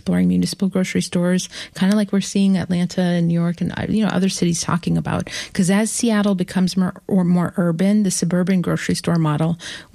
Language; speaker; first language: English; native; English